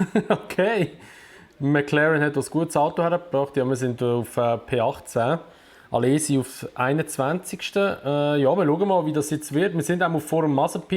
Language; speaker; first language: German; native; German